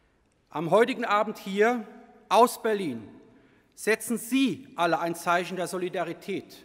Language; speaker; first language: German; native; German